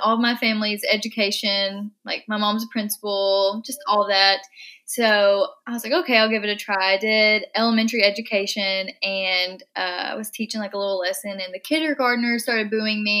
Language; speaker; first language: English; native; English